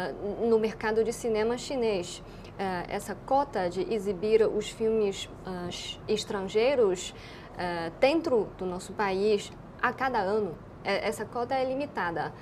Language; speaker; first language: Portuguese; non-native, fluent; Chinese